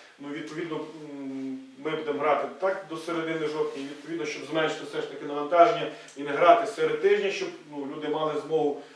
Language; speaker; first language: Ukrainian; native; Ukrainian